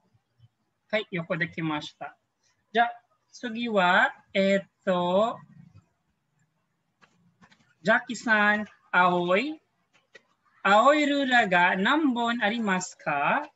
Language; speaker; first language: Japanese; non-native, fluent; Filipino